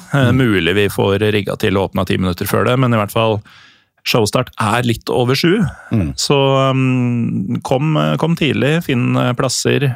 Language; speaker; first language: Norwegian; native; Norwegian